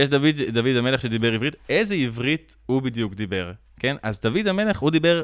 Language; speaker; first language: Hebrew; native; Hebrew